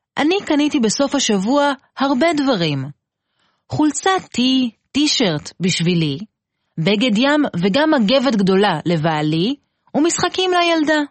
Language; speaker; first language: Hebrew; native; Hebrew